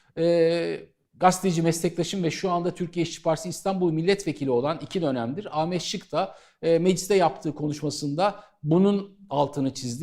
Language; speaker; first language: Turkish; native; Turkish